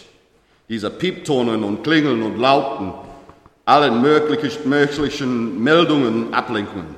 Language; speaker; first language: German; non-native, learner; English